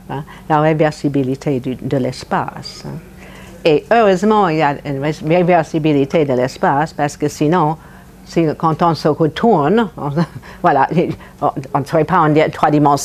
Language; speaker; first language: French; non-native, fluent; English